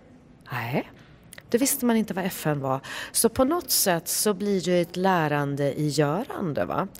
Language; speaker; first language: Swedish; native; Swedish